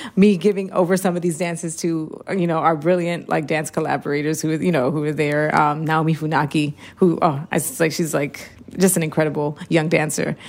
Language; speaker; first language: English; early bilingual, other home language; Spanish